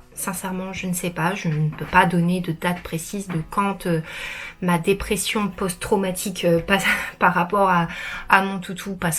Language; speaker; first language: French; native; French